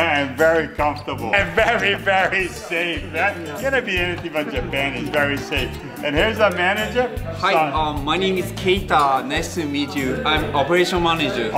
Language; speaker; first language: English; native; English